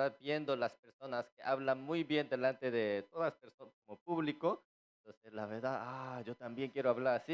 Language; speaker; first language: Spanish; non-native, fluent; Korean